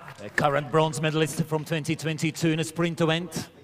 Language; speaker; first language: English; non-native, fluent; Latvian